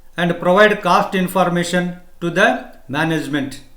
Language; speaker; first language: English; non-native, local second language; Kannada